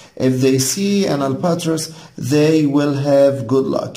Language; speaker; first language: English; non-native, fluent; Arabic